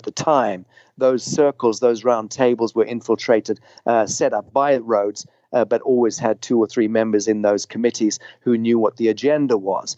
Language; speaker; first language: English; native; English